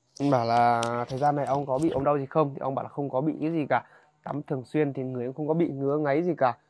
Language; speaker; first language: Vietnamese; non-native, local second language; Hmong